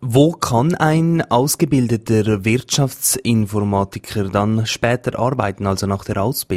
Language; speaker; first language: German; native; German